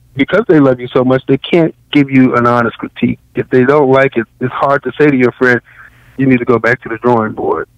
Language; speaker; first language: English; native; English